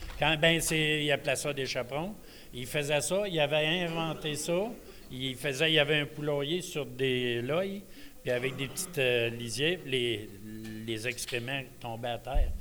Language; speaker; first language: French; native; French